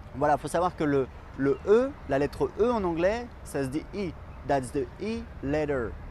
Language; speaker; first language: French; native; French